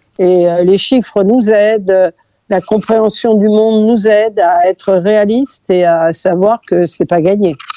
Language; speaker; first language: French; early bilingual, other home language; Catalan